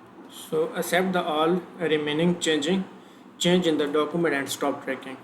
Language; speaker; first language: English; non-native, learner; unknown